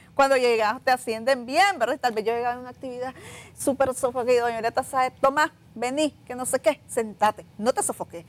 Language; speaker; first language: Spanish; native; Spanish